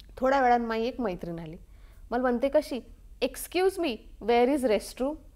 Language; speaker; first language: Marathi; native; Marathi